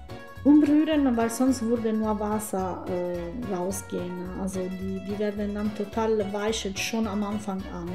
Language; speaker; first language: German; non-native, fluent; Italian